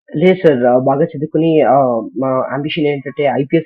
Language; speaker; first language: Telugu; non-native, learner; Kannada